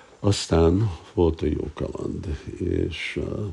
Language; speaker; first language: Hungarian; non-native, fluent; English